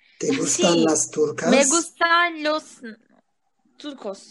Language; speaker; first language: Spanish; non-native, learner; Turkish